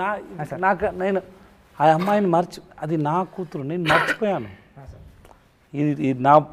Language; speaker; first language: Telugu; non-native, learner; Tamil